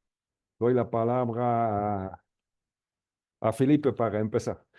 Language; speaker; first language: Spanish; non-native, fluent; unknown